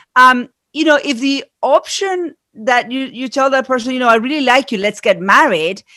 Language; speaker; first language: English; non-native, fluent; Spanish